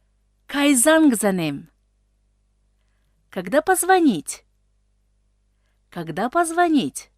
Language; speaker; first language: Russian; non-native, fluent; Tajik